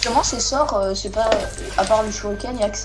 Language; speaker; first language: French; native; French